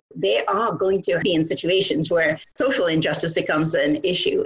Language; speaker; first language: English; non-native, local second language; Bangla